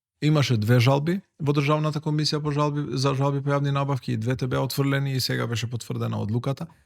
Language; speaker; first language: Macedonian; non-native, local second language; Albanian